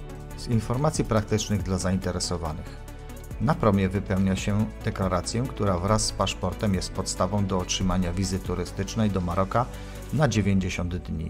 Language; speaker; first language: Polish; native; Polish